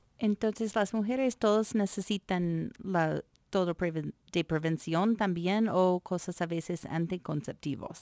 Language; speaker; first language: Spanish; non-native, fluent; English